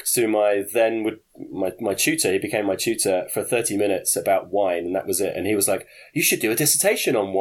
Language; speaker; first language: English; native; English